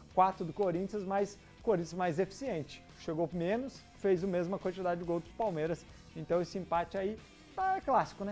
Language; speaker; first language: Portuguese; native; Portuguese